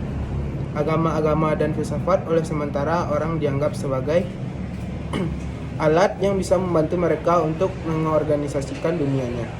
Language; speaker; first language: Indonesian; native; Indonesian